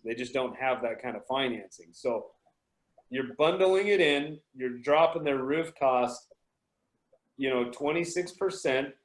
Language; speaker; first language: English; native; English